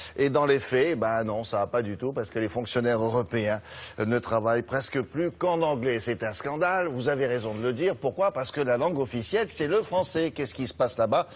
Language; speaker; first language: French; native; French